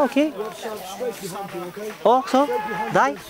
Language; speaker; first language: Danish; non-native, learner; Romanian